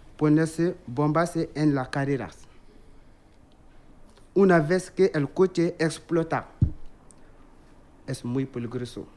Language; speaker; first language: Spanish; non-native, learner; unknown